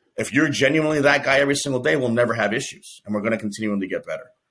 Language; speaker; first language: English; native; English